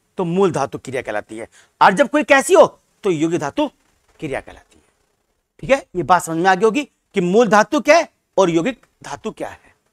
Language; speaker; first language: Hindi; native; Hindi